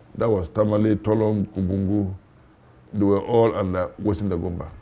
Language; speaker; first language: English; non-native, local second language; Hausa